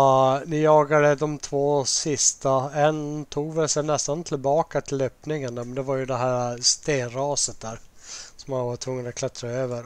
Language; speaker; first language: Swedish; native; Swedish